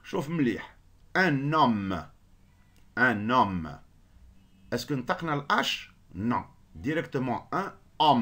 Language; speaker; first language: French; non-native, local second language; Arabic